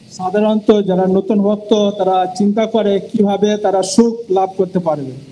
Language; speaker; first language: Bangla; non-native, fluent; English